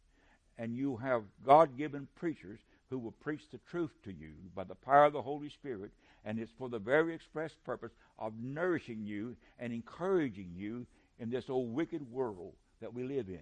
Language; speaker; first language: English; native; English